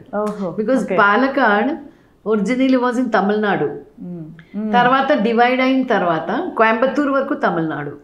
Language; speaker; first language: Telugu; non-native, local second language; Malayalam